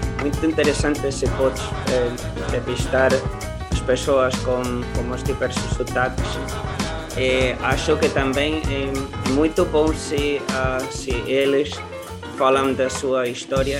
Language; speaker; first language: Portuguese; non-native, learner; Spanish